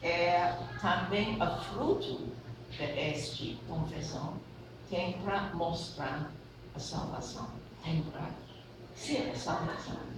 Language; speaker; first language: Portuguese; non-native, fluent; English